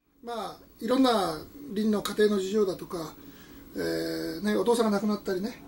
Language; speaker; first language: Japanese; native; Japanese